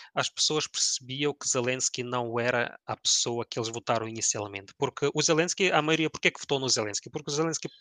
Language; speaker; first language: Portuguese; early bilingual, other home language; Ukrainian